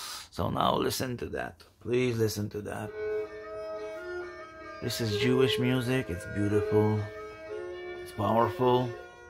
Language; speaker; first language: English; non-native, learner; French